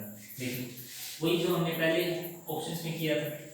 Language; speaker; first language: Hindi; native; Hindi